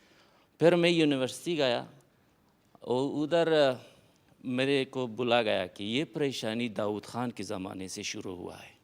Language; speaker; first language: Hindi; non-native, fluent; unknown